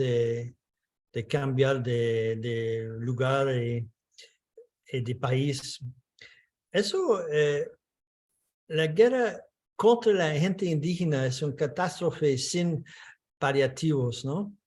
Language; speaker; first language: Spanish; non-native, fluent; English